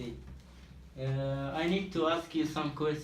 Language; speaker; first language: English; non-native, learner; Turkish